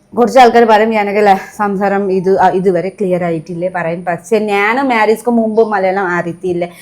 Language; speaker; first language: Malayalam; non-native, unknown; Nepali